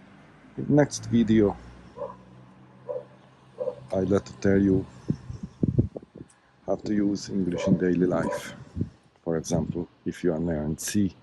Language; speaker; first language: English; non-native, learner; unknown